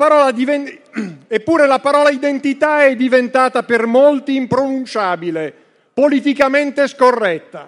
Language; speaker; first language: Italian; native; Italian